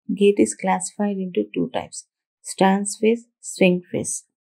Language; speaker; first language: English; non-native, local second language; Telugu